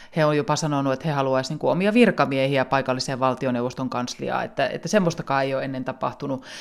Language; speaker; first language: Finnish; native; Finnish